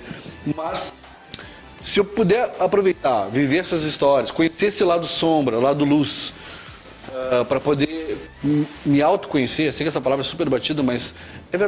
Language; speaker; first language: Portuguese; native; Portuguese